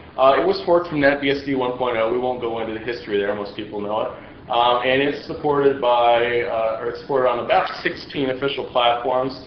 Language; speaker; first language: English; native; English